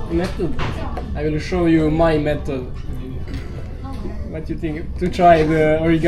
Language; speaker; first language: English; non-native, learner; Serbian